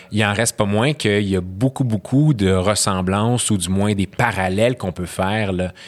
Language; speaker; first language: French; early bilingual, other home language; Arabic